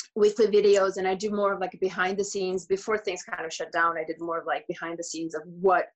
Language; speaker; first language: English; early bilingual, other home language; Georgian